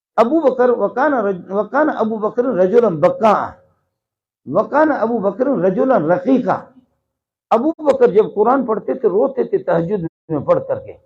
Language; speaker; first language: Urdu; non-native, local second language; Brahui